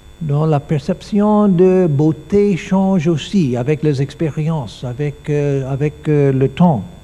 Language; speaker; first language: French; non-native, learner; English